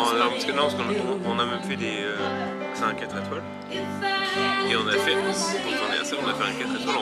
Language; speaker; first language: French; native; French